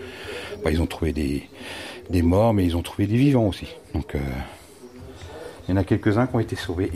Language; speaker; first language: French; native; French